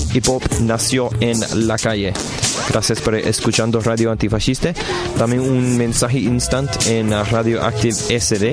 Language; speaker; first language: Spanish; non-native, learner; English